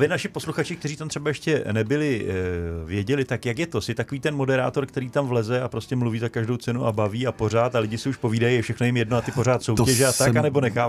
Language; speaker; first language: Czech; native; Czech